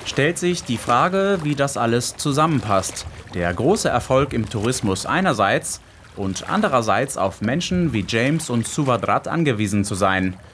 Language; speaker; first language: German; native; German